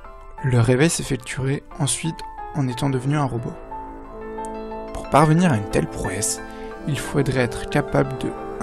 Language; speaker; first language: French; native; French